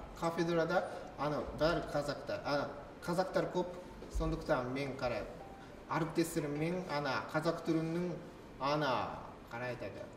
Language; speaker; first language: Kazakh; non-native, learner; Japanese